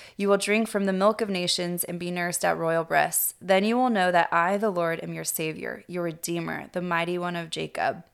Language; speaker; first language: English; native; English